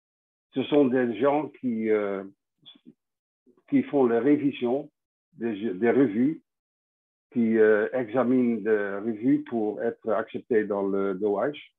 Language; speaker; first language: French; non-native, fluent; Dutch